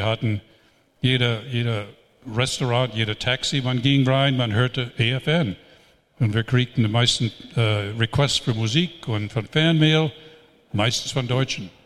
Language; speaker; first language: German; non-native, fluent; English